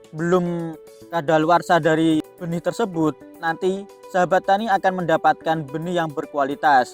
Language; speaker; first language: Indonesian; native; Indonesian